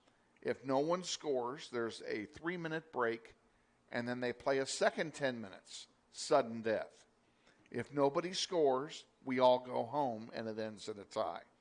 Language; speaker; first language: English; native; English